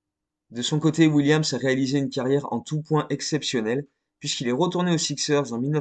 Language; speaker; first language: French; native; French